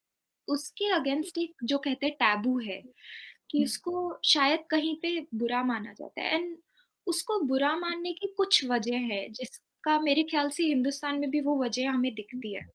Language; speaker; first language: Hindi; native; Hindi